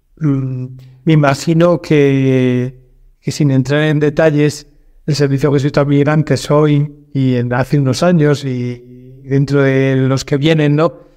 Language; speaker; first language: Spanish; native; Spanish